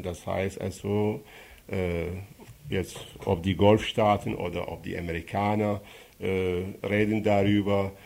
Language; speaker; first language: German; non-native, fluent; Arabic